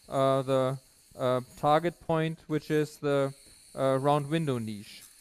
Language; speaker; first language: English; non-native, fluent; German